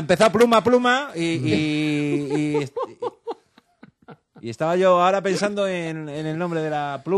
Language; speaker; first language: Spanish; native; Spanish